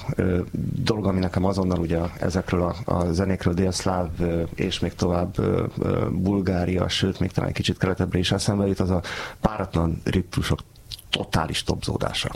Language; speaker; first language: Hungarian; native; Hungarian